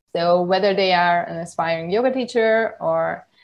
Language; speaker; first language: English; non-native, fluent; Hungarian